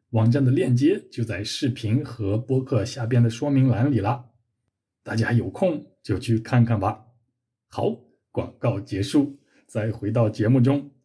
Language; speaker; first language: Chinese; native; Chinese